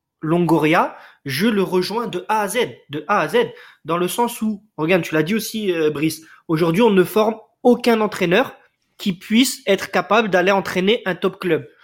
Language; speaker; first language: French; native; French